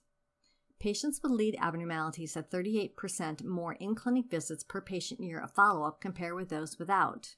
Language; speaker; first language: English; native; English